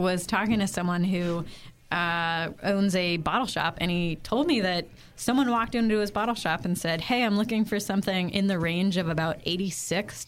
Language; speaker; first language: English; native; English